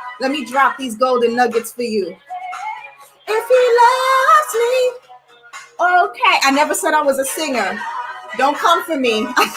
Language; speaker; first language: English; native; English